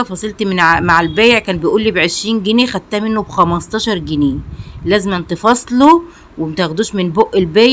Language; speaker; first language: Arabic; native; Arabic